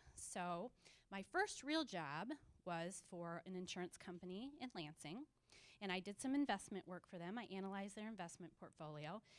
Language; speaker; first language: English; native; English